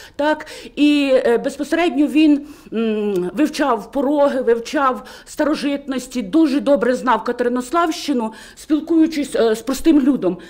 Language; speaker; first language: Ukrainian; native; Ukrainian